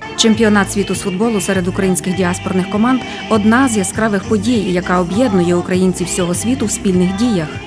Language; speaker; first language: Ukrainian; native; Ukrainian